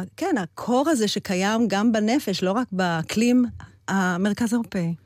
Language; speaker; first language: Hebrew; early bilingual, heritage; Hebrew